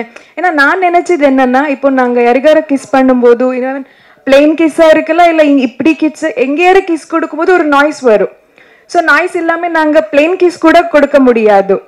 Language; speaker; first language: Tamil; non-native, learner; Kannada